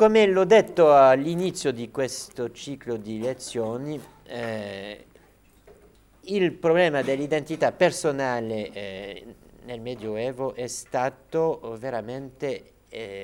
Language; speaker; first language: Italian; non-native, fluent; French